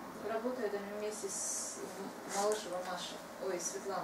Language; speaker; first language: Russian; non-native, fluent; Tajik